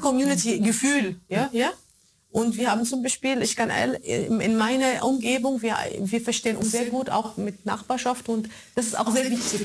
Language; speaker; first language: German; non-native, fluent; Arabic